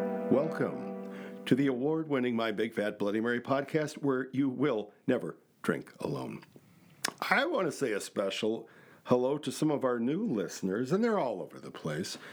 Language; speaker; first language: English; native; English